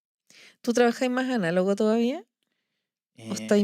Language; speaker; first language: Spanish; native; Spanish